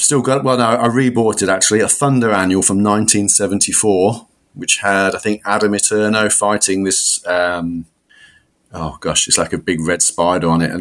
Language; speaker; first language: English; native; English